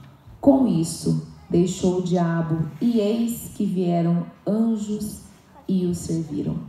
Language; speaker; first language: Portuguese; native; Portuguese